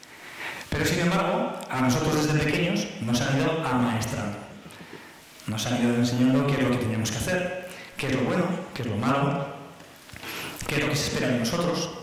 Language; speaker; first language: Spanish; native; Spanish